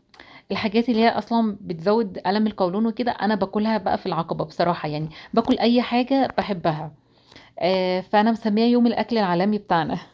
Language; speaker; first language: Arabic; native; Arabic